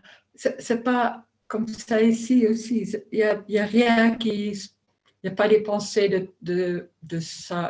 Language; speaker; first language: French; non-native, learner; Dutch